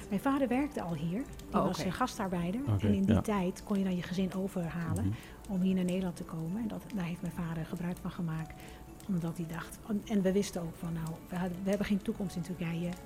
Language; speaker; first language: Dutch; early bilingual, other home language; Turkish